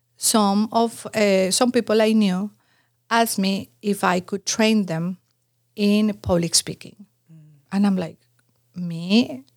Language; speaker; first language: English; non-native, fluent; Spanish